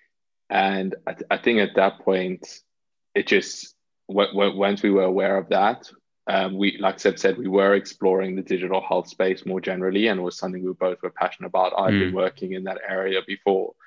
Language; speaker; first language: English; native; English